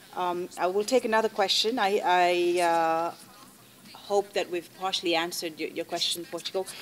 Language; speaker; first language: English; non-native, fluent; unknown